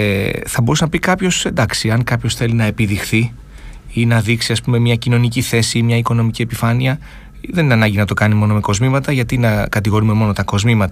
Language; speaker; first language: Greek; native; Greek